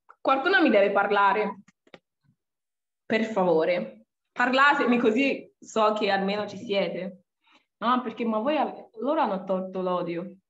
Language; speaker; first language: Italian; non-native, fluent; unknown